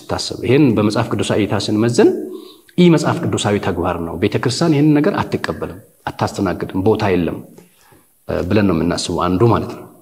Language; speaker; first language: Amharic; non-native, local second language; Hadiyya